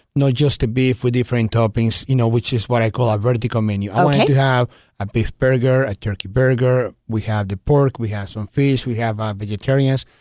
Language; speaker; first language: English; early bilingual, other home language; Spanish